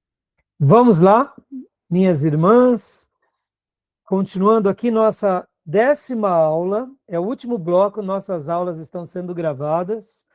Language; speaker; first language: Portuguese; native; Portuguese